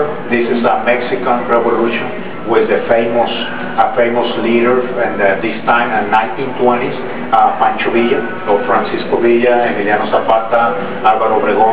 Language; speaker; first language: English; non-native, learner; Spanish